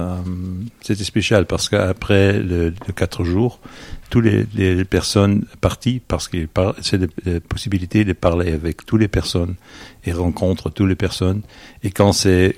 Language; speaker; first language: French; non-native, learner; Dutch